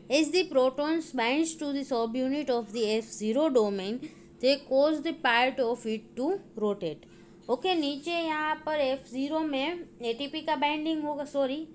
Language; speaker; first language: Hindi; non-native, local second language; Gujarati